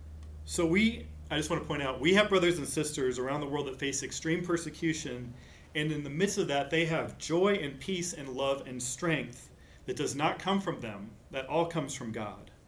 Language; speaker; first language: English; native; English